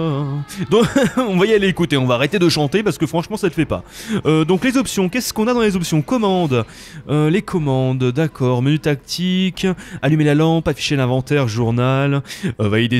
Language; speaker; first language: French; native; French